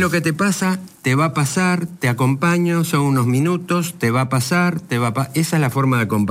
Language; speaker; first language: Spanish; native; Spanish